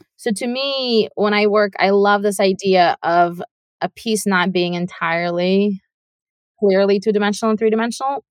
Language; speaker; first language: English; non-native, fluent; Russian